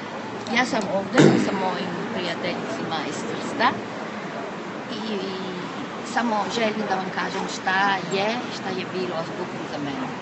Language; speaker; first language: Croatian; non-native, learner; Italian